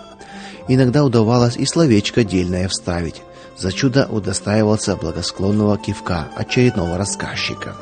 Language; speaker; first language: Russian; native; Russian